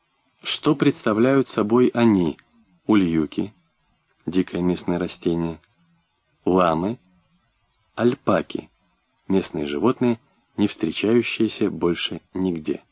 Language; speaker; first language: Russian; native; Russian